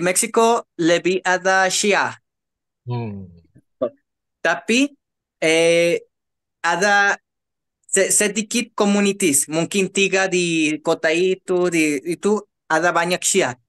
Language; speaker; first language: Indonesian; non-native, learner; Spanish